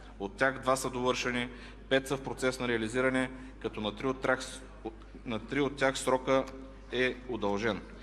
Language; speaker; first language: Bulgarian; non-native, local second language; Turkish